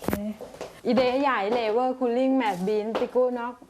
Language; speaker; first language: Danish; non-native, learner; Thai